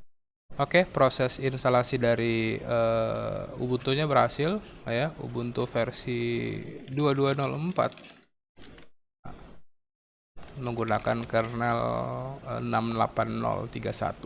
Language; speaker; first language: Indonesian; native; Indonesian